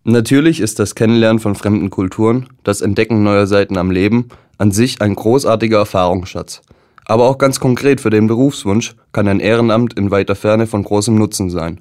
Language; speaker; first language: German; native; German